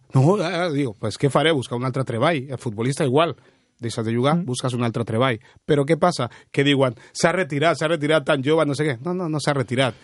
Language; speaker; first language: Catalan; early bilingual, other home language; Spanish